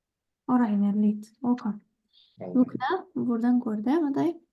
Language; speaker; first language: Norwegian; non-native, fluent; Lithuanian